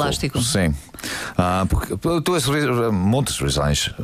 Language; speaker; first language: Portuguese; non-native, learner; English